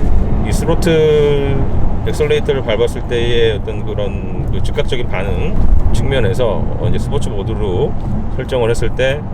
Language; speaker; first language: Korean; native; Korean